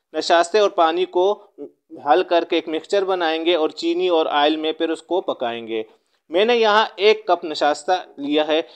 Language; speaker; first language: Urdu; native; Urdu